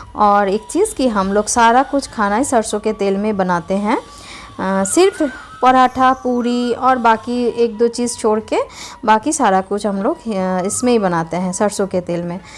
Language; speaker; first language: Hindi; non-native, local second language; Bangla